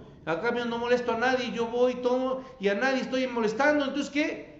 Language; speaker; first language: Spanish; native; Spanish